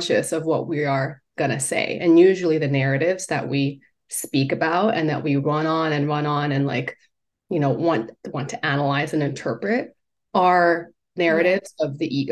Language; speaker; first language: English; non-native, local second language; Cantonese